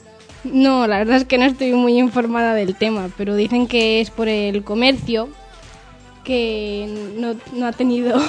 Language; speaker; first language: Spanish; native; Spanish